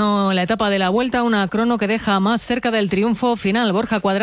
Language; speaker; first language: Spanish; native; Spanish